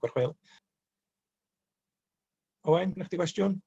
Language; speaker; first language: Welsh; native; Welsh